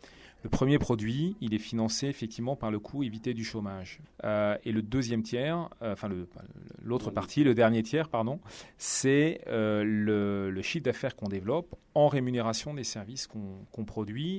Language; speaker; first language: French; native; French